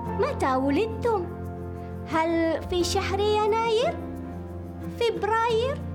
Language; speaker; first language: Arabic; non-native, fluent; Malay